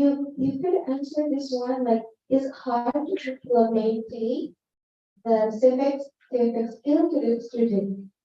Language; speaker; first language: English; non-native, learner; Indonesian